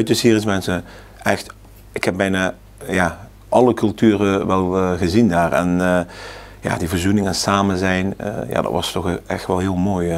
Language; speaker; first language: Dutch; early bilingual, other home language; Turkish